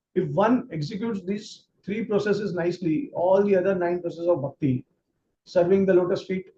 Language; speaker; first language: English; non-native, local second language; Hindi